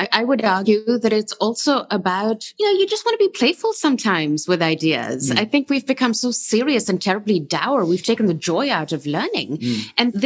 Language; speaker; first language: English; non-native, local second language; Urdu